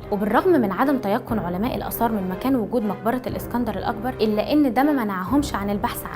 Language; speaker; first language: Arabic; native; Arabic